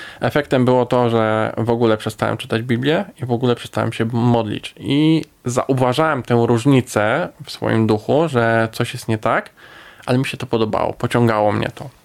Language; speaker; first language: Polish; native; Polish